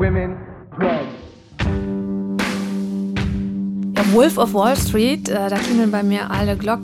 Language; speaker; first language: German; native; German